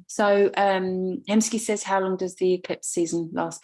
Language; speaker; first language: English; native; English